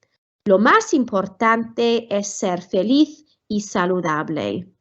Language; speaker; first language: Spanish; non-native, fluent; Welsh